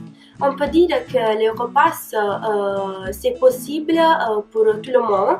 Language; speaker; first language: French; non-native, fluent; Italian